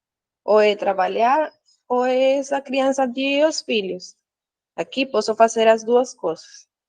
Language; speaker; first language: Portuguese; non-native, learner; Spanish